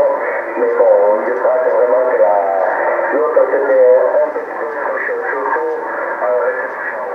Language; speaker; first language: French; non-native, fluent; Italian